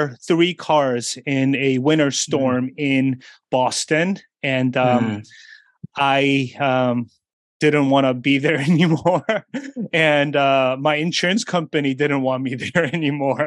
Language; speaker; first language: English; early bilingual, other home language; Korean